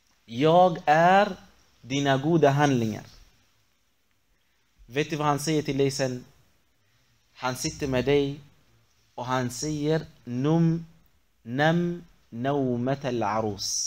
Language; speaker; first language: Swedish; non-native, fluent; Arabic